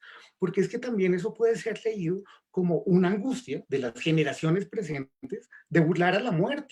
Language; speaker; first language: Spanish; native; Spanish